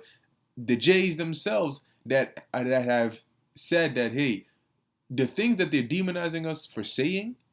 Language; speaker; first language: English; native; English